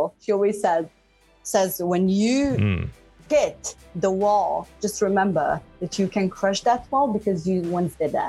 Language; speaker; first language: English; non-native, fluent; Bosnian